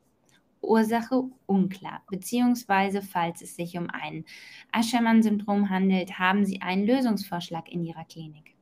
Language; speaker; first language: German; native; German